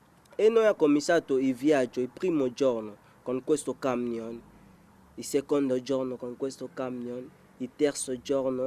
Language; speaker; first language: Italian; non-native, learner; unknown